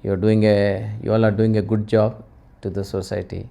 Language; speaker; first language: English; non-native, local second language; Kannada